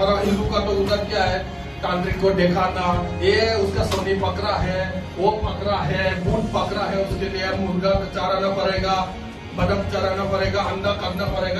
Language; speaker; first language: Hindi; non-native, local second language; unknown